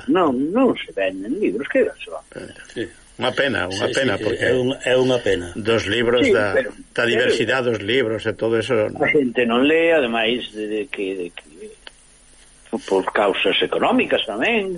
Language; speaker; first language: Galician; native; Galician